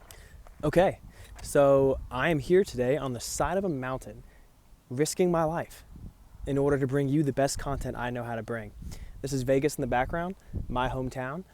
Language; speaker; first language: English; native; English